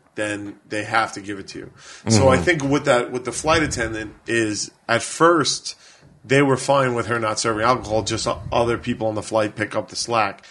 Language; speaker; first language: English; native; English